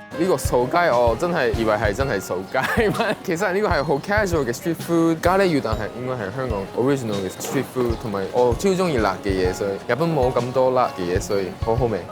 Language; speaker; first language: Cantonese; non-native, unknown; Japanese